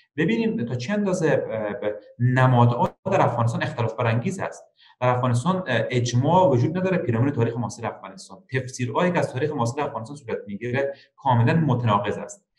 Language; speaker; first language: Persian; native; Persian